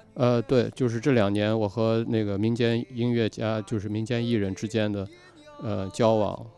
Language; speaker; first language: Chinese; native; Chinese